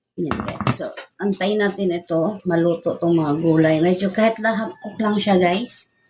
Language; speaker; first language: Filipino; non-native, local second language; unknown